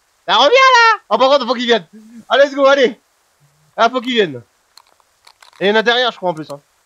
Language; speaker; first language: French; native; French